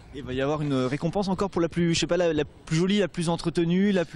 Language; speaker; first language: French; native; French